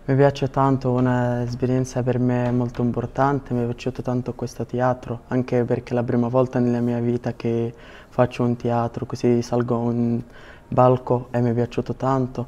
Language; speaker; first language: Italian; non-native, learner; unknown